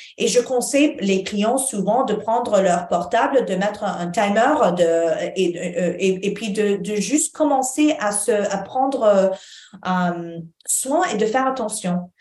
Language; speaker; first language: French; non-native, fluent; Arabic